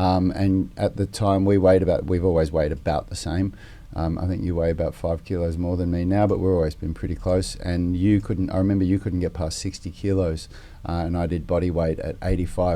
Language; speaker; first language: English; native; English